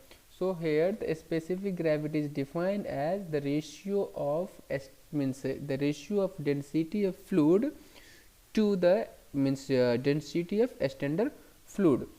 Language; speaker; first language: English; non-native, local second language; Hindi